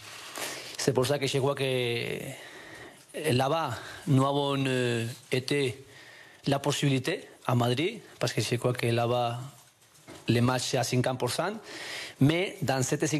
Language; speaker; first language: French; non-native, learner; Spanish